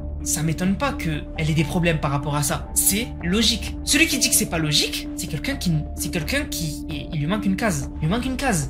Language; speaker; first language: French; native; French